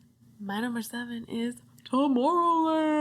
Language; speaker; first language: English; native; English